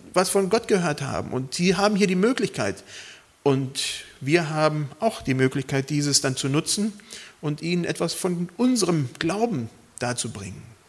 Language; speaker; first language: German; early bilingual, other home language; Spanish